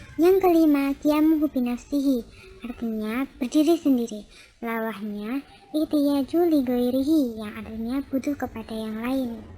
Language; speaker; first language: Indonesian; native; Indonesian